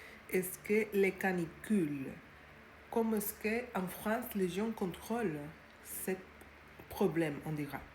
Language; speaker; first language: French; non-native, learner; Spanish